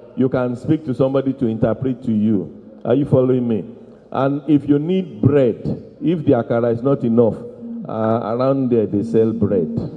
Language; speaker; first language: English; non-native, local second language; Yoruba